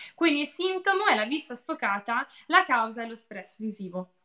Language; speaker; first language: Italian; native; Italian